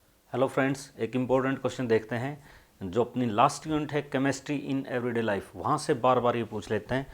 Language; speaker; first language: Hindi; native; Hindi